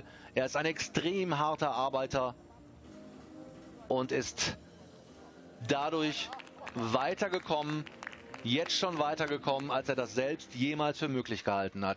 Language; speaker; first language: German; native; German